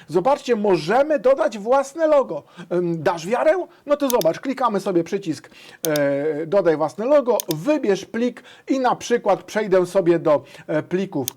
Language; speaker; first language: Polish; native; Polish